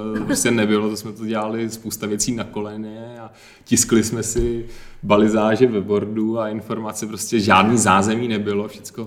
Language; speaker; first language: Czech; native; Czech